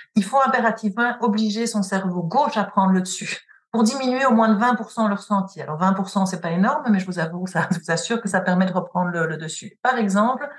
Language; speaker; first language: French; native; French